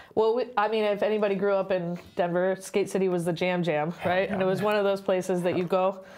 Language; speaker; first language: English; native; English